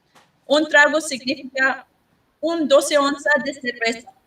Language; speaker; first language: Spanish; non-native, learner; English